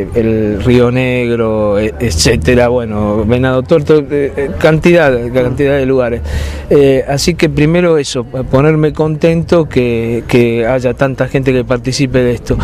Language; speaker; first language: Spanish; native; Spanish